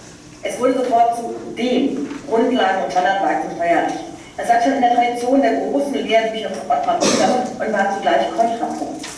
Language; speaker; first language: German; native; German